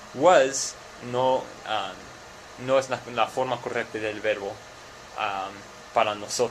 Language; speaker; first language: Spanish; non-native, fluent; English